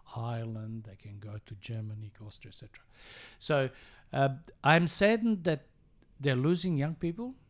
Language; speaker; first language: English; early bilingual, other home language; Croatian